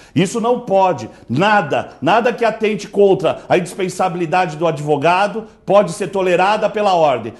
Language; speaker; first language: Portuguese; native; Portuguese